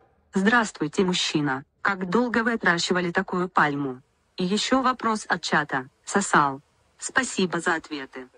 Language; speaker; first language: Russian; native; Russian